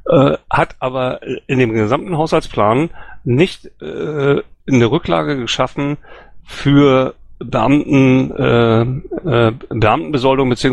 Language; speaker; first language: German; native; German